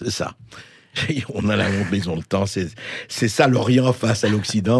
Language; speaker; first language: French; native; French